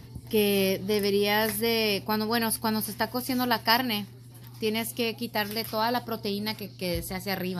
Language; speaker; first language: Spanish; early bilingual, heritage; Spanish